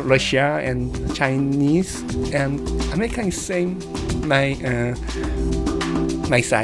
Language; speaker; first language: English; non-native, learner; Korean